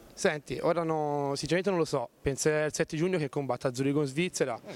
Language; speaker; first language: Italian; native; Italian